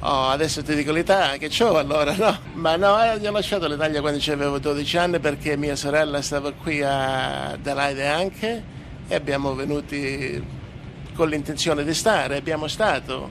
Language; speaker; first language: Italian; native; Italian